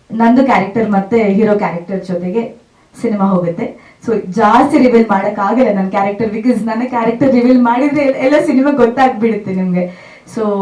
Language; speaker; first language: Kannada; non-native, local second language; Tulu